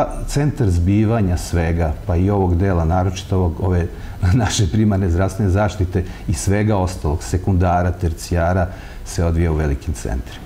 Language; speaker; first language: Serbian; native; Serbian